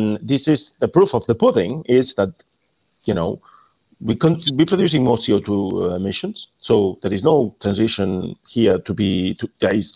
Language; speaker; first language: English; non-native, fluent; Spanish